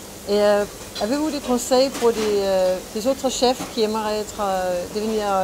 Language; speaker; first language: French; non-native, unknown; Danish